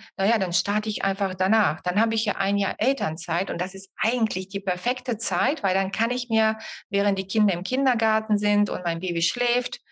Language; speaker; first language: German; non-native, fluent; Bulgarian